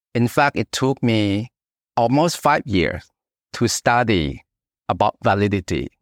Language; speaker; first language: English; non-native, fluent; Thai